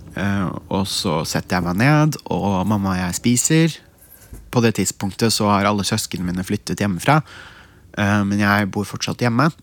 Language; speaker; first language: Norwegian; early bilingual, other home language; Central Kurdish